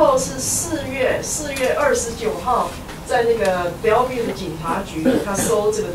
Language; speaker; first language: Chinese; native; Chinese